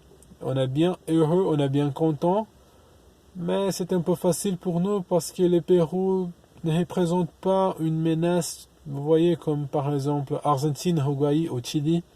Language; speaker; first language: French; non-native, learner; Portuguese